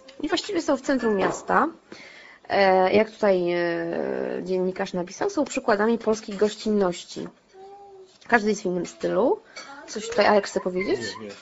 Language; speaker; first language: Polish; native; Polish